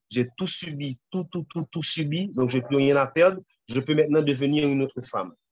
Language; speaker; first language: French; non-native, local second language; Haitian Creole